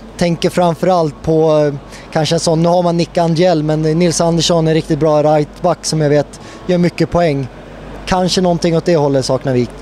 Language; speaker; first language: Swedish; native; Swedish